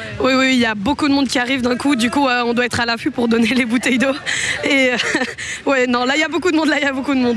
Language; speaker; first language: French; native; French